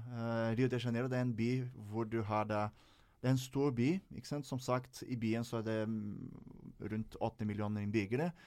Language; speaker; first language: Norwegian; non-native, fluent; Portuguese